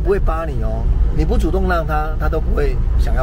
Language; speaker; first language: Chinese; native; Chinese